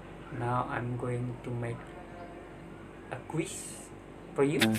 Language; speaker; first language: English; non-native, learner; Indonesian